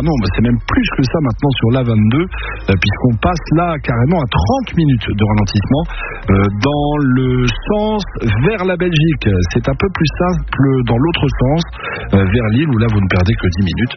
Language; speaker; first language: French; native; French